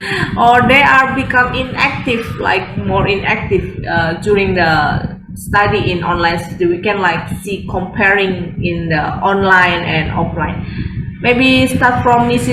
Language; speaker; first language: English; non-native, fluent; Indonesian